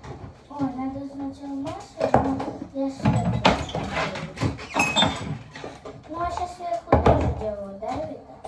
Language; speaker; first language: Russian; early bilingual, other home language; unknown